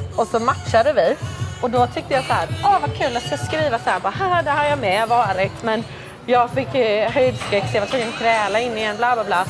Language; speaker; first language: Swedish; non-native, fluent; English